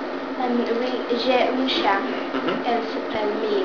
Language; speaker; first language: French; non-native, learner; English